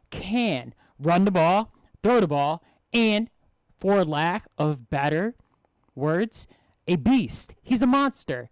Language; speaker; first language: English; native; English